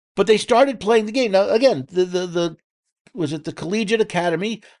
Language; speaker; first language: English; native; English